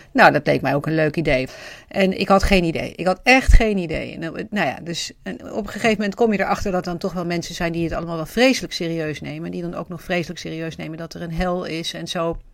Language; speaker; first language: Dutch; native; Dutch